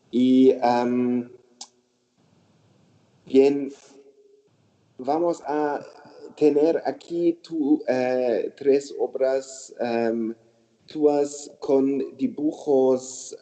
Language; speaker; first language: Spanish; non-native, learner; German